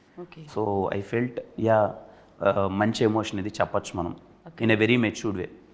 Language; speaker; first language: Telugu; native; Telugu